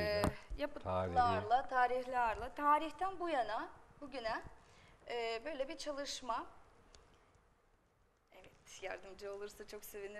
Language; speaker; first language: Turkish; non-native, fluent; Russian